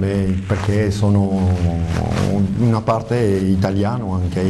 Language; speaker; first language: Italian; early bilingual, heritage; French